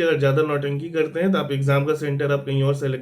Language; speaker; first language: Hindi; native; Hindi